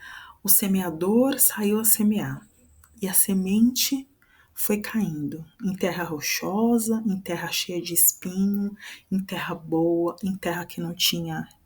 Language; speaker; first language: Portuguese; native; Portuguese